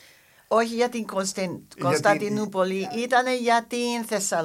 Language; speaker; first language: Greek; non-native, learner; English